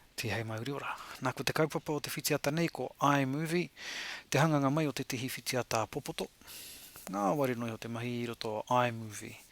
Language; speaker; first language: Māori; native; Māori